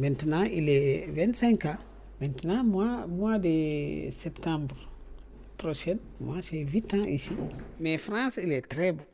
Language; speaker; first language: French; non-native, learner; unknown